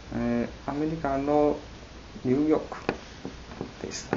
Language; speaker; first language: Japanese; non-native, learner; Chinese